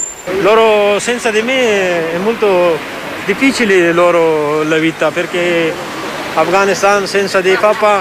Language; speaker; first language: Italian; non-native, learner; Persian